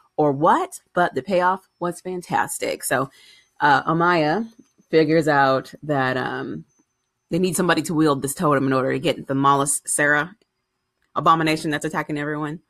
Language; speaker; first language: English; native; English